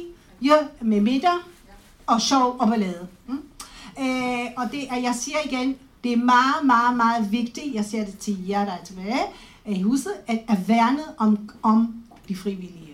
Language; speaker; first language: Danish; non-native, fluent; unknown